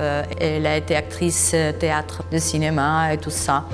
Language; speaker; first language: French; non-native, fluent; Spanish